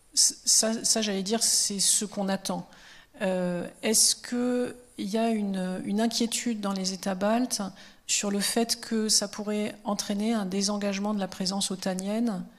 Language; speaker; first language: French; native; French